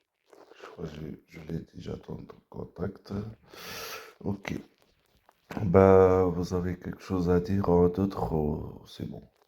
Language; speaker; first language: French; non-native, learner; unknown